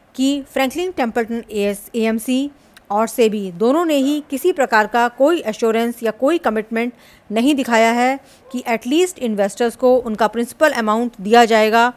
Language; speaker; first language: Hindi; native; Hindi